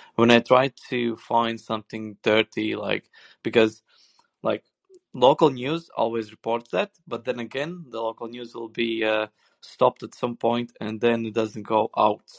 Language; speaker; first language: English; non-native, fluent; Swedish